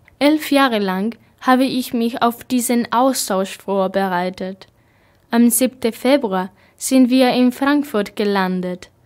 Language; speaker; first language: German; non-native, fluent; Spanish